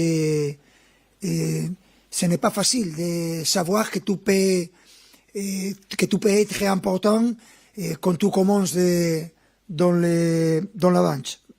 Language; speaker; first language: French; non-native, fluent; Spanish